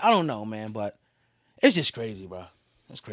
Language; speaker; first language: English; native; English